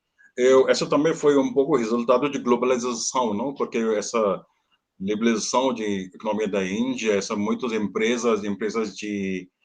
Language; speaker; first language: Portuguese; non-native, learner; Hindi